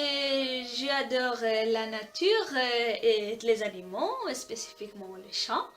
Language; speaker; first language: French; non-native, learner; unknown